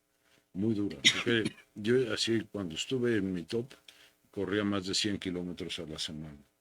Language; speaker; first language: Spanish; native; Spanish